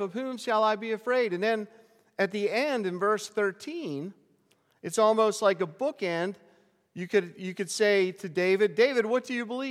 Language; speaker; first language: English; native; English